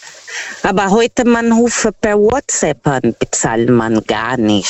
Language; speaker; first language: German; non-native, fluent; Portuguese